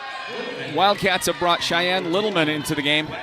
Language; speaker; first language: English; native; English